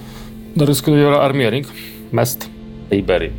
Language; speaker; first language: Swedish; non-native, learner; Polish